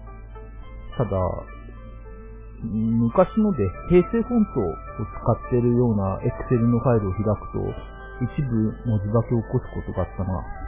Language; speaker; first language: Japanese; native; Japanese